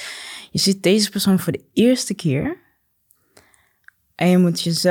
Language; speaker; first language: Dutch; non-native, learner; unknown